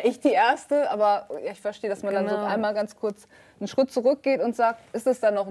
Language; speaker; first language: German; native; German